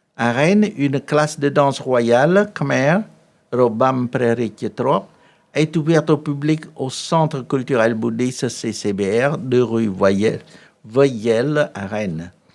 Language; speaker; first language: French; non-native, fluent; Khmer